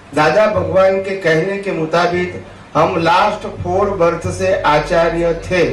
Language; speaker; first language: Hindi; non-native, local second language; Gujarati